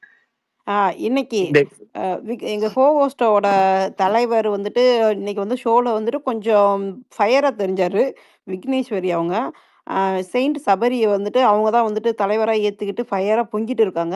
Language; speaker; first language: Tamil; native; Tamil